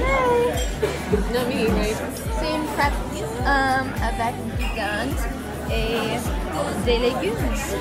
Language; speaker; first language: French; non-native, learner; English